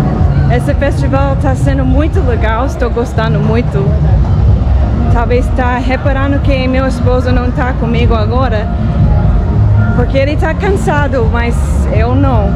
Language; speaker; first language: Portuguese; non-native, fluent; English